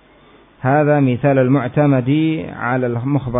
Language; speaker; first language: Arabic; non-native, fluent; Indonesian